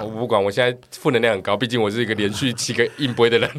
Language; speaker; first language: Chinese; native; Chinese